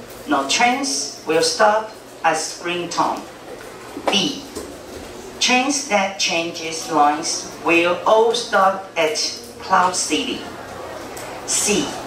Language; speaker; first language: English; non-native, fluent; Chinese